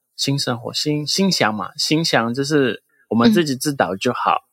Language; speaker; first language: Chinese; non-native, fluent; Portuguese